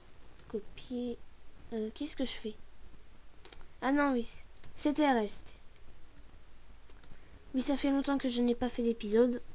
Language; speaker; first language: French; native; French